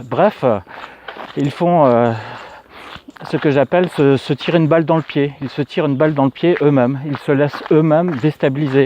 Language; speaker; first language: French; native; French